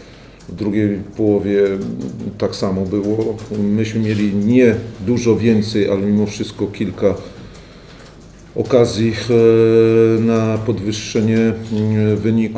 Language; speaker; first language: Polish; native; Polish